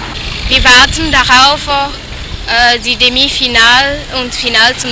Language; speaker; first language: German; non-native, learner; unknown